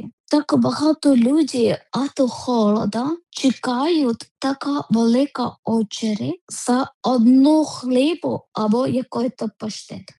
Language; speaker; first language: Ukrainian; non-native, learner; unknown